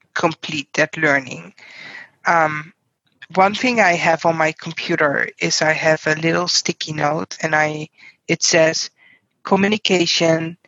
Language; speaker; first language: English; non-native, fluent; Dutch